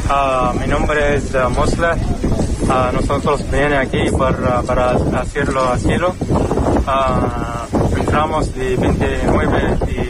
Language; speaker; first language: Spanish; non-native, learner; Arabic